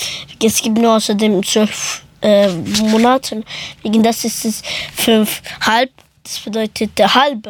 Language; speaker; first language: German; early bilingual, other home language; Persian